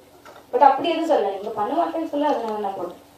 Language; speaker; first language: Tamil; non-native, learner; Malayalam